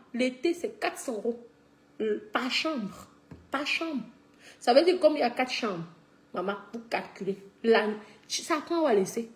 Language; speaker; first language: French; native; French